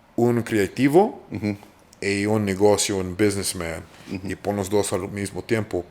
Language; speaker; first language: Spanish; early bilingual, heritage; Spanish